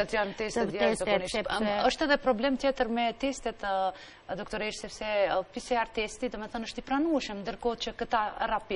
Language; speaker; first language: Albanian; native; Albanian